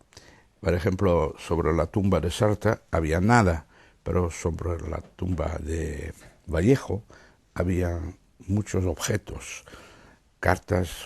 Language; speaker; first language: Spanish; non-native, fluent; Dutch